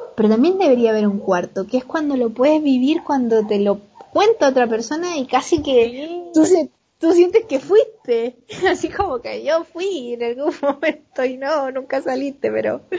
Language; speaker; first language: Spanish; native; Spanish